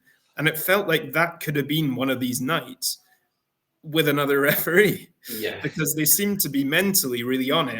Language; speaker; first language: English; native; English